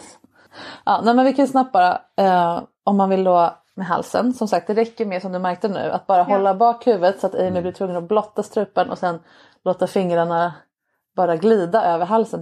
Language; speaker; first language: Swedish; native; Swedish